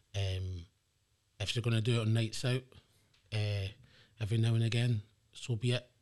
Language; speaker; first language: English; native; English